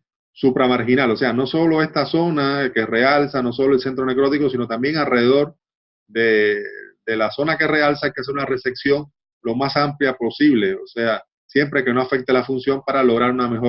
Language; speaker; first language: Spanish; native; Spanish